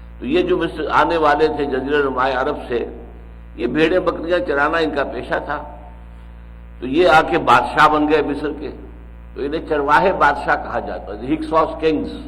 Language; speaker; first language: Urdu; native; Urdu